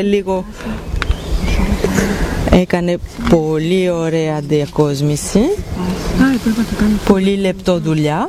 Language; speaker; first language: Greek; non-native, fluent; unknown